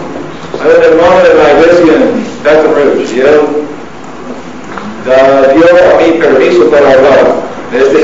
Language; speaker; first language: Spanish; non-native, learner; English